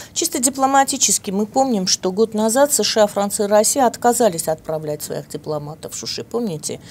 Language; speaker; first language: Russian; non-native, local second language; Armenian